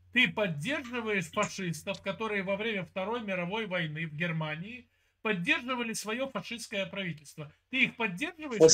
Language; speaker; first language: Russian; native; Russian